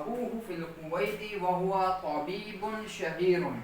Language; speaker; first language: Arabic; non-native, learner; Urdu